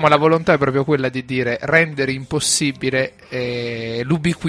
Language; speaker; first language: Italian; native; Italian